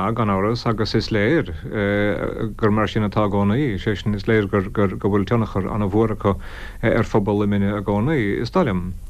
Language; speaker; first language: Irish; non-native, local second language; English